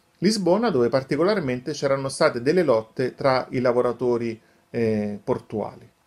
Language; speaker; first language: Italian; native; Italian